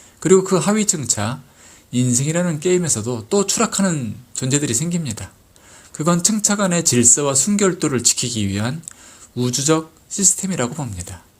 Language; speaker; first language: Korean; native; Korean